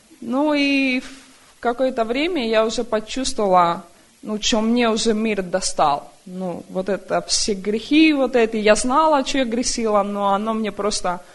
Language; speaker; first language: Russian; early bilingual, heritage; Russian